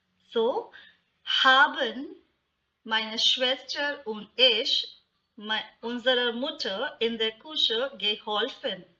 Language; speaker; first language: German; non-native, fluent; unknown